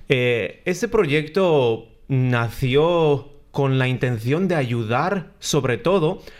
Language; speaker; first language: Spanish; non-native, fluent; Romanian